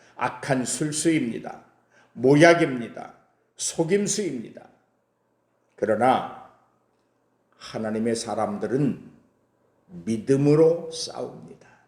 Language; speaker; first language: Korean; native; Korean